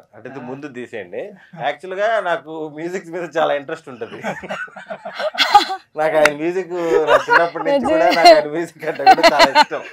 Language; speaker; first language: Telugu; native; Telugu